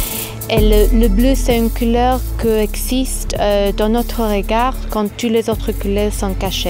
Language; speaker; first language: French; non-native, fluent; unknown